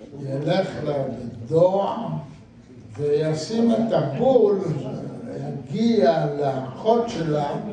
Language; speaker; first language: Hebrew; non-native, fluent; Yiddish